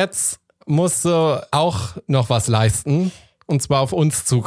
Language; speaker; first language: German; native; German